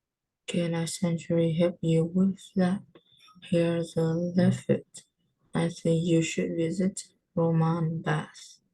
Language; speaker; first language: English; non-native, learner; Vietnamese